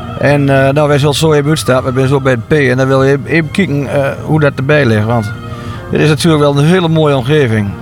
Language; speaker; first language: Dutch; native; Dutch